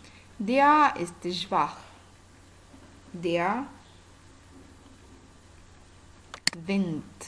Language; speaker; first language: German; non-native, fluent; Arabic